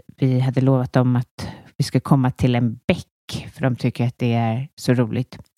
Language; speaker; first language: Swedish; native; Swedish